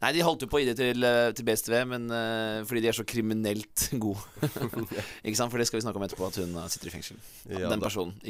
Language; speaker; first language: Norwegian; native; Norwegian